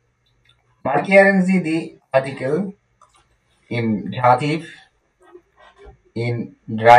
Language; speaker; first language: German; non-native, fluent; Bangla